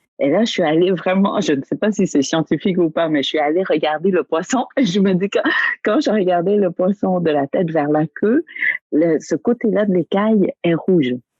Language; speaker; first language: French; early bilingual, other home language; Vietnamese